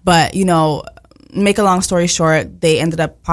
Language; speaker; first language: English; early bilingual, other home language; Haitian Creole